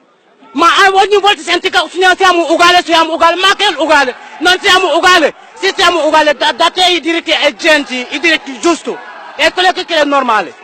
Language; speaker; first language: Italian; non-native, fluent; Wolof